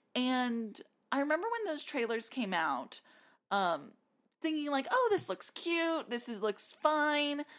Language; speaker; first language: English; native; English